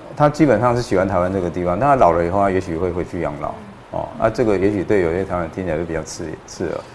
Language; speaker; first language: Chinese; native; Chinese